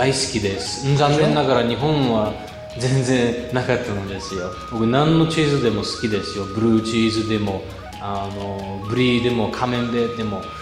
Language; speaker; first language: Japanese; non-native, fluent; Bulgarian